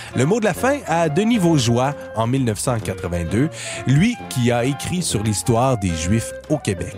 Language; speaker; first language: French; native; French